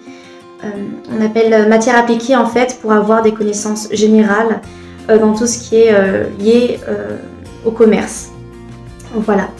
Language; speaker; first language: French; native; French